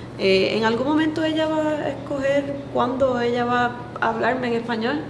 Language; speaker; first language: Spanish; native; Spanish